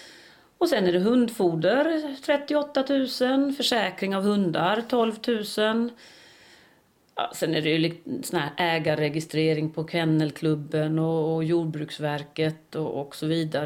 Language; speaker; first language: Swedish; native; Swedish